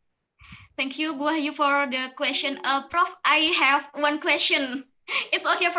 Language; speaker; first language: English; non-native, learner; Indonesian